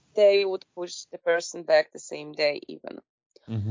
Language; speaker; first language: English; non-native, fluent; Polish